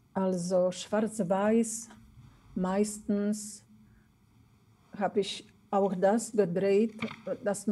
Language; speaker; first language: German; non-native, fluent; Polish